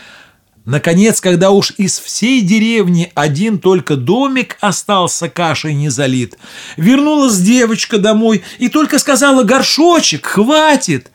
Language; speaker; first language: Russian; native; Russian